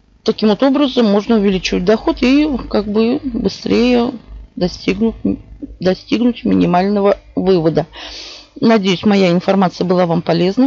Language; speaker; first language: Russian; native; Russian